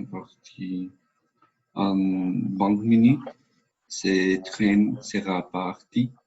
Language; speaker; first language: French; non-native, learner; Spanish